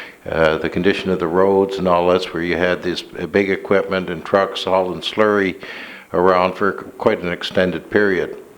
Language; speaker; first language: English; native; English